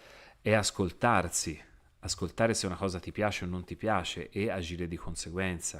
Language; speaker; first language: Italian; native; Italian